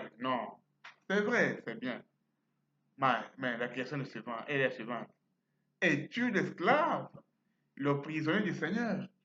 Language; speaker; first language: French; non-native, fluent; Portuguese